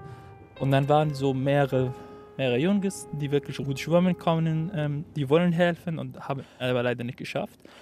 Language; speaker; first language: German; non-native, fluent; Arabic